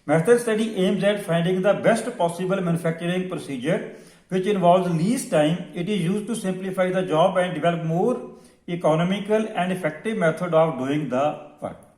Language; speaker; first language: English; non-native, local second language; Punjabi